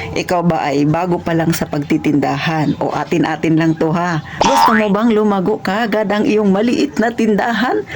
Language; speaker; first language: Filipino; non-native, local second language; Cebuano